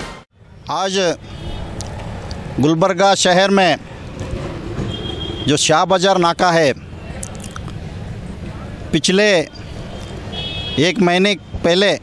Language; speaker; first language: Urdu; non-native, local second language; Kannada